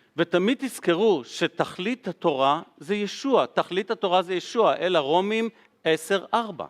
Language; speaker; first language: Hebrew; native; Hebrew